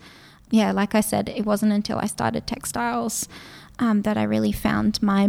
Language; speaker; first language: English; non-native, local second language; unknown